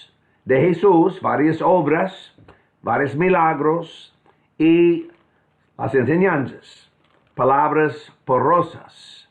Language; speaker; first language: Spanish; non-native, fluent; English